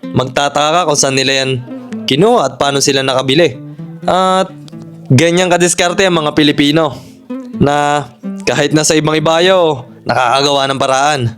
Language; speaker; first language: Filipino; native; Filipino